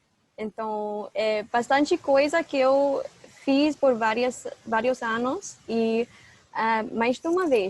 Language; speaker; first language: Portuguese; non-native, fluent; English